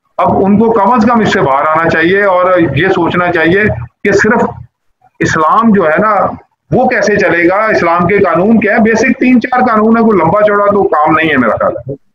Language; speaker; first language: Urdu; non-native, local second language; Punjabi